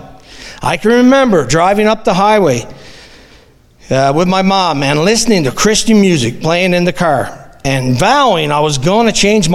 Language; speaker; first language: English; native; English